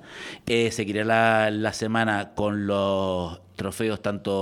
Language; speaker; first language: Spanish; native; Spanish